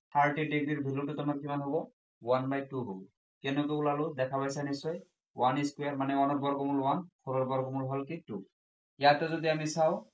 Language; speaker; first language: Assamese; non-native, local second language; Bangla